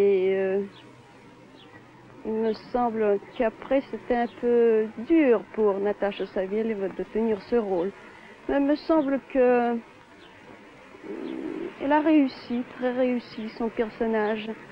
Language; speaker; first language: French; non-native, fluent; Russian